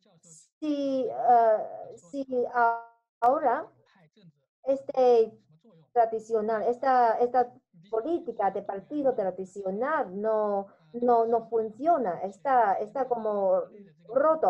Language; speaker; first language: Spanish; non-native, learner; Chinese